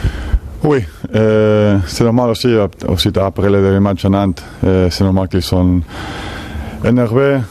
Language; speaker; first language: French; non-native, fluent; Spanish